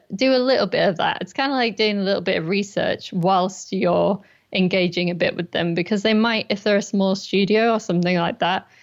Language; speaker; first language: English; native; English